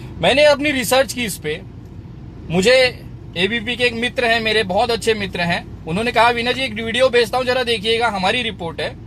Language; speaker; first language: Hindi; native; Hindi